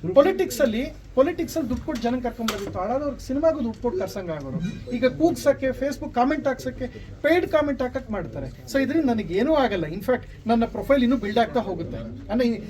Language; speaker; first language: Kannada; native; Kannada